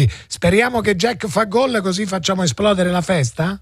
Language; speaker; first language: Italian; native; Italian